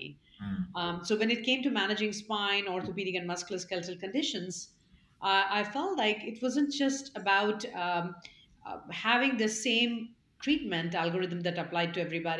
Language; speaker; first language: English; non-native, local second language; Hindi